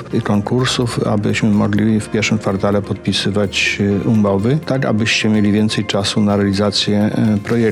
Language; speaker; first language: Polish; native; Polish